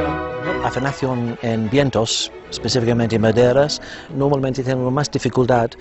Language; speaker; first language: Spanish; non-native, fluent; English